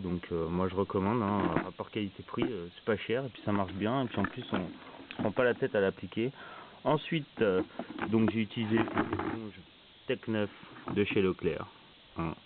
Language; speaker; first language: French; native; French